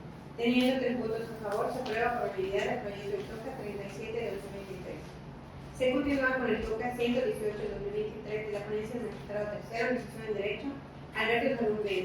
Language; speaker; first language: Spanish; native; Spanish